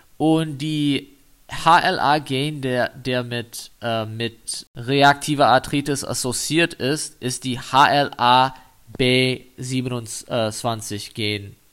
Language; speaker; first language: German; non-native, fluent; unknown